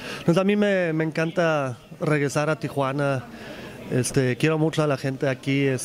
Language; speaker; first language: Spanish; non-native, fluent; Polish